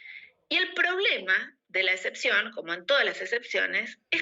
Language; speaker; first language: Spanish; native; Spanish